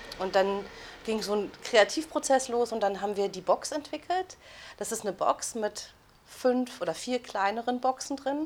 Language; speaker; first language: German; native; German